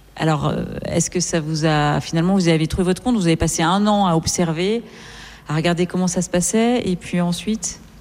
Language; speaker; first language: French; native; French